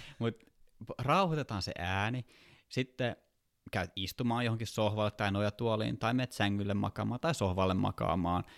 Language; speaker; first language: Finnish; native; Finnish